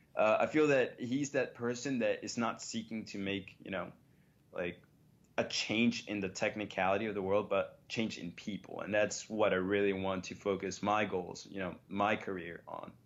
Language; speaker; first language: English; early bilingual, other home language; Spanish